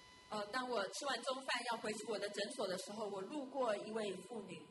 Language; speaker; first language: Chinese; native; Chinese